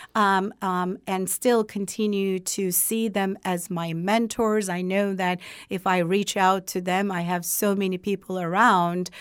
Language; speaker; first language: English; non-native, fluent; Turkish